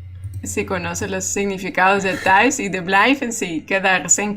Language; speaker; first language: Spanish; non-native, fluent; Dutch